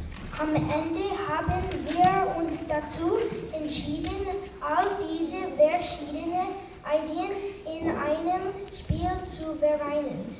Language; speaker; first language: German; early bilingual, heritage; German